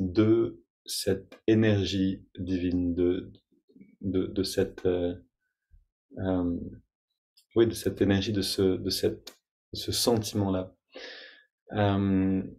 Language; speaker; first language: French; native; French